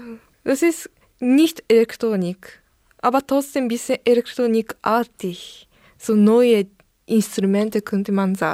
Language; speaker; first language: German; non-native, learner; Japanese